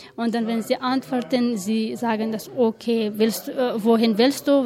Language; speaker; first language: German; non-native, learner; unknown